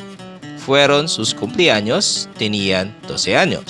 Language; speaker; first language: Spanish; non-native, fluent; Filipino